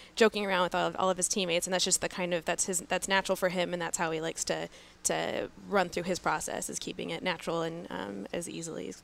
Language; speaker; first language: English; early bilingual, other home language; Spanish